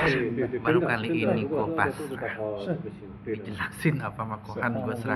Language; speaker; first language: Indonesian; native; Indonesian